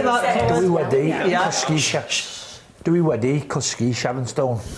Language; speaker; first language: Welsh; non-native, learner; English